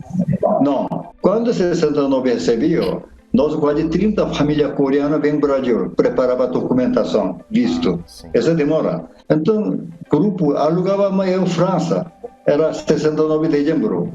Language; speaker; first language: Portuguese; non-native, learner; Korean